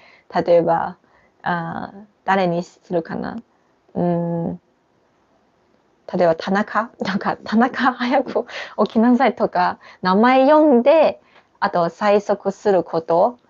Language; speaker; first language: Japanese; non-native, fluent; Chinese